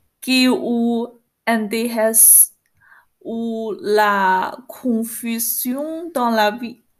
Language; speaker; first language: French; non-native, learner; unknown